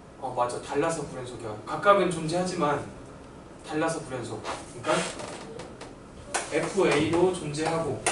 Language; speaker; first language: Korean; native; Korean